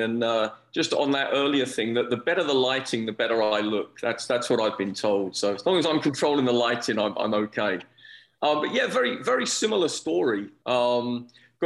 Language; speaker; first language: English; native; English